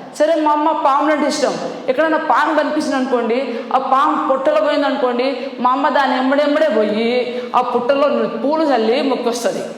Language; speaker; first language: Telugu; non-native, local second language; Lambadi